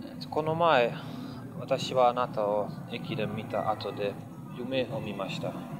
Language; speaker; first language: Japanese; non-native, fluent; Dutch